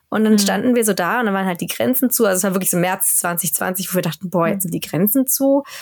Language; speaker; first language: German; native; German